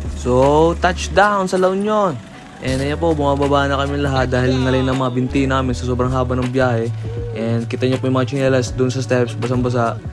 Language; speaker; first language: Filipino; early bilingual, heritage; Filipino